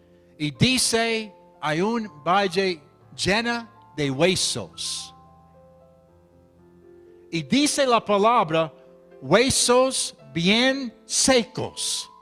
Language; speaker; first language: Spanish; non-native, fluent; English